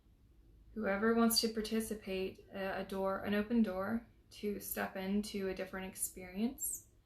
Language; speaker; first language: English; native; English